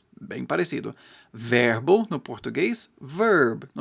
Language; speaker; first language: Portuguese; non-native, fluent; English